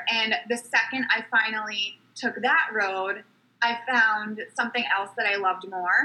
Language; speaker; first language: English; native; English